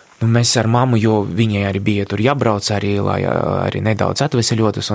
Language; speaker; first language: Latvian; non-native, local second language; Russian